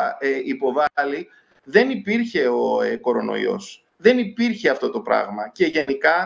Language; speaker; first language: Greek; native; Greek